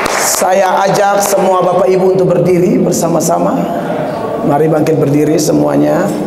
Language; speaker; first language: Indonesian; native; Indonesian